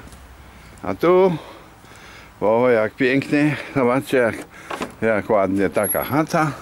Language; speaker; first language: Polish; native; Polish